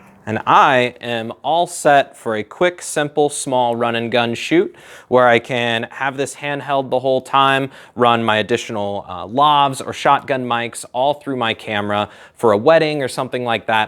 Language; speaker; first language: English; native; English